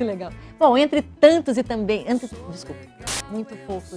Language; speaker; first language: Portuguese; native; Portuguese